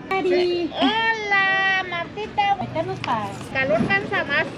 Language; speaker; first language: Spanish; native; Spanish